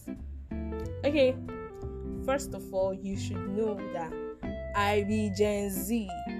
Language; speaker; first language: English; non-native, local second language; Igbo